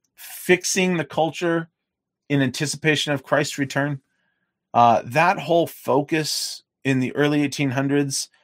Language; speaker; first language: English; native; English